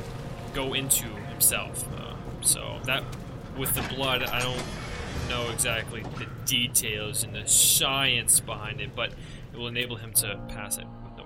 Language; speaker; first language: English; native; English